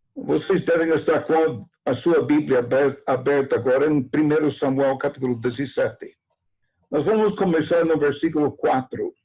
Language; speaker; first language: Portuguese; non-native, fluent; English